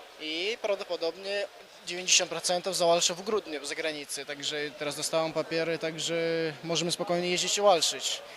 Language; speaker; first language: Polish; non-native, fluent; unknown